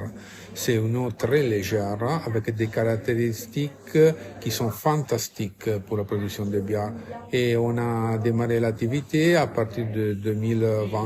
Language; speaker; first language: French; non-native, fluent; Italian